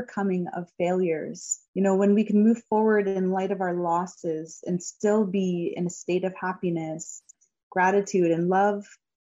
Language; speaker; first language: English; native; English